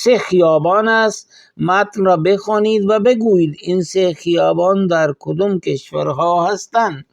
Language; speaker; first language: Persian; non-native, fluent; Urdu